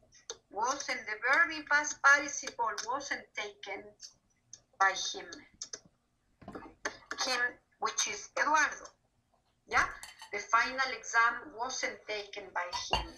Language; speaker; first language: English; non-native, fluent; Spanish